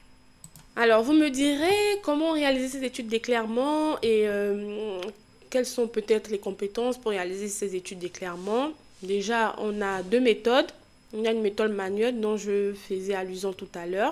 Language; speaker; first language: French; native; French